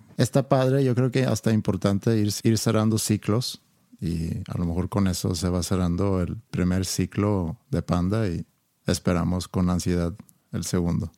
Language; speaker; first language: Spanish; non-native, fluent; Swedish